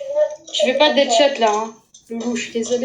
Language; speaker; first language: French; native; French